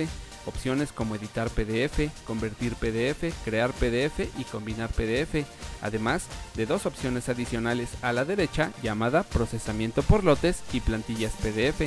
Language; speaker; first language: Spanish; native; Spanish